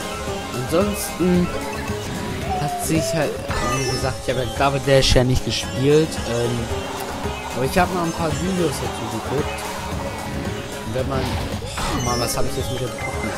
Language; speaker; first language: German; native; German